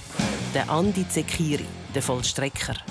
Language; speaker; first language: German; native; German